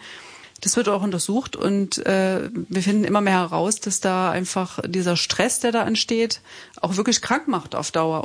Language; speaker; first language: German; native; German